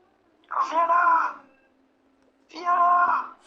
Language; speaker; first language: French; native; French